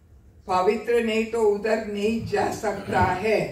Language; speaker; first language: Hindi; non-native, local second language; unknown